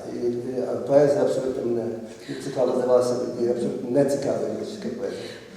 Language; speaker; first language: Ukrainian; early bilingual, heritage; Ukrainian